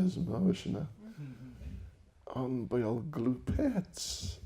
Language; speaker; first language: Russian; non-native, learner; English